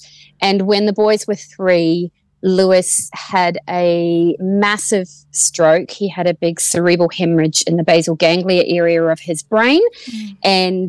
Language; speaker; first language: English; native; English